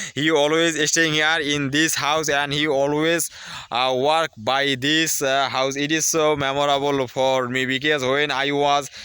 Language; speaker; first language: English; non-native, learner; Bangla